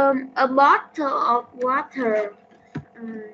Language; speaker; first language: English; non-native, learner; Vietnamese